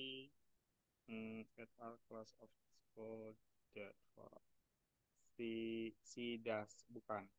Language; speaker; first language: English; non-native, learner; Indonesian